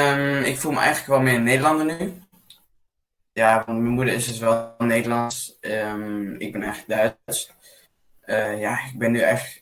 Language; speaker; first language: Dutch; early bilingual, other home language; German